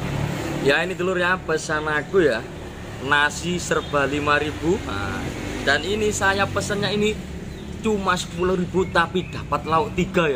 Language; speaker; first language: Indonesian; non-native, local second language; Javanese